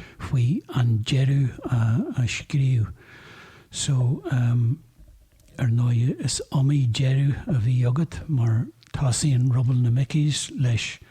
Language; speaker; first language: Irish; native; Irish